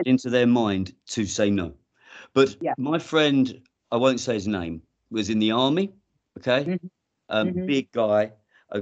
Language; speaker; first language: English; native; English